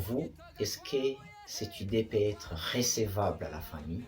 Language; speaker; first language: French; non-native, local second language; Swahili